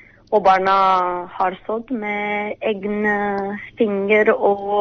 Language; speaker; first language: Norwegian; non-native, fluent; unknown